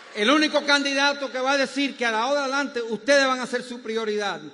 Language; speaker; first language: Spanish; early bilingual, heritage; Spanish